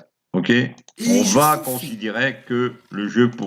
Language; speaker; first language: French; native; French